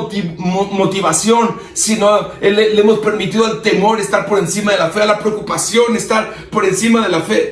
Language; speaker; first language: Spanish; native; Spanish